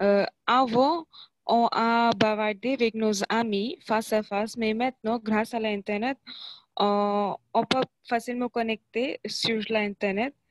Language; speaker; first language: French; non-native, fluent; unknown